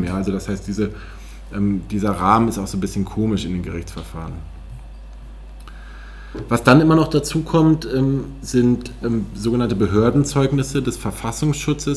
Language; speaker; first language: German; native; German